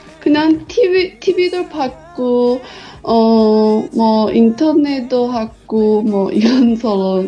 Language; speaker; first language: Korean; non-native, learner; Chinese